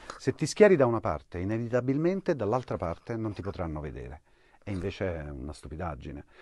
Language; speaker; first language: Italian; native; Italian